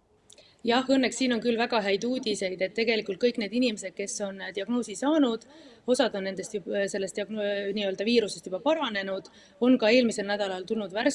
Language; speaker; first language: Estonian; native; Estonian